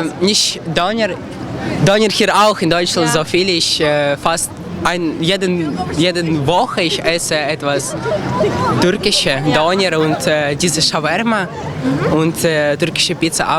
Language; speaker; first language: German; non-native, learner; Ukrainian